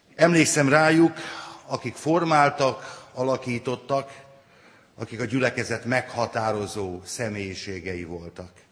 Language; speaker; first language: Hungarian; native; Hungarian